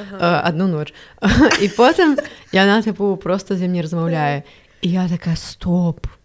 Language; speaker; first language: Belarusian; non-native, local second language; Russian